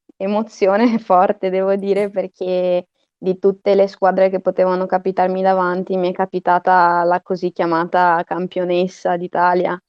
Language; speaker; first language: Italian; native; Italian